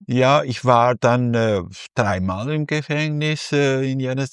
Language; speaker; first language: German; non-native, fluent; Albanian